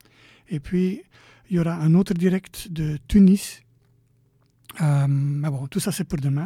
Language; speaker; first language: French; native; French